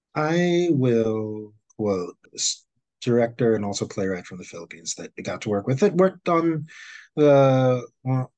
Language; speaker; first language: English; non-native, local second language; Filipino